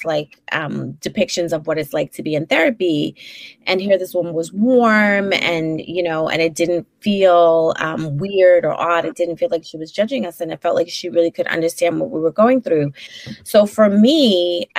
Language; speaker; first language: English; native; English